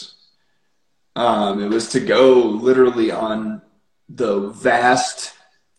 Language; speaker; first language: English; native; English